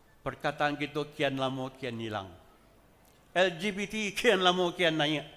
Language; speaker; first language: Malay; native; Malay